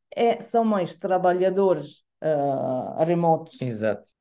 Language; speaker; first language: Portuguese; non-native, fluent; Italian